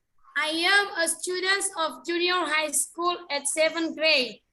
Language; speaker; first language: English; non-native, learner; Indonesian